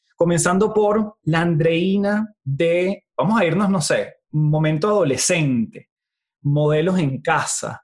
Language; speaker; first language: Spanish; native; Spanish